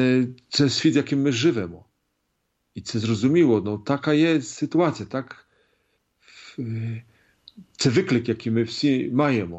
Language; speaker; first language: Polish; non-native, learner; Ukrainian